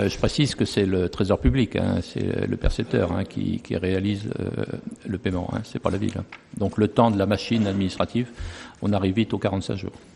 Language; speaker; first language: French; native; French